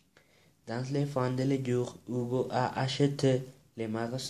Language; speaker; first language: French; non-native, learner; Spanish